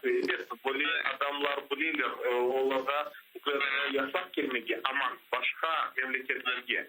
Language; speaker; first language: Turkish; non-native, learner; Crimean Tatar